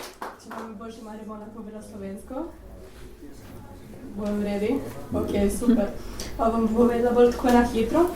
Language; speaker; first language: Slovenian; early bilingual, heritage; Italian